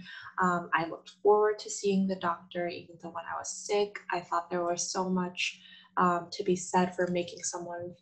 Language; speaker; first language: English; non-native, fluent; Korean